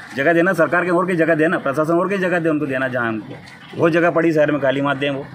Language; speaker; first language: Hindi; native; Hindi